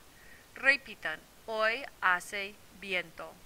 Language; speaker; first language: Spanish; non-native, fluent; English